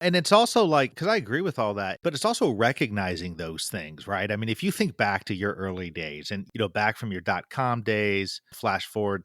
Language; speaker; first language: English; native; English